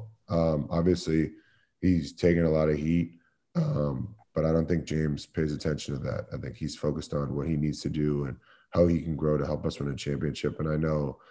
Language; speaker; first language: English; native; English